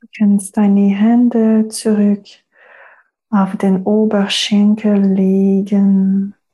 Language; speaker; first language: German; non-native, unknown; French